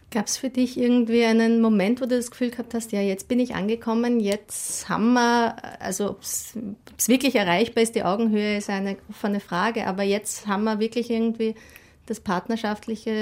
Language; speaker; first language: German; native; German